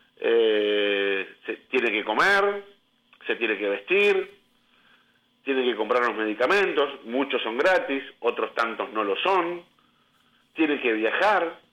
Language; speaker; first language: Spanish; native; Spanish